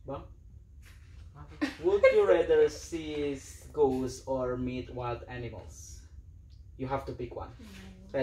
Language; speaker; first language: English; non-native, learner; Indonesian